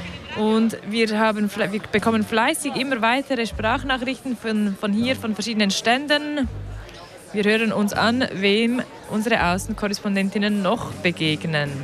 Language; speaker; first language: German; native; German